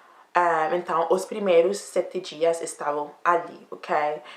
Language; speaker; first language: Portuguese; non-native, learner; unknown